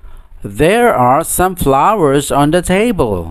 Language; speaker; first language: English; non-native, fluent; Indonesian